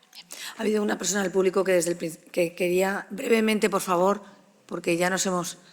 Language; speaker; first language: Spanish; native; Spanish